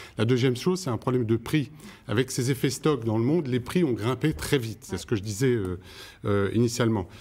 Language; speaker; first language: French; native; French